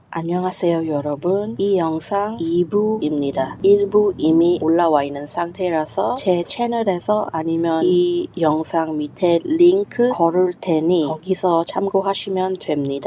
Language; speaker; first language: Korean; non-native, fluent; English